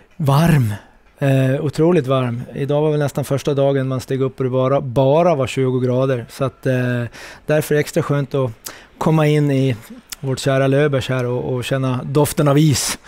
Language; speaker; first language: Swedish; native; Swedish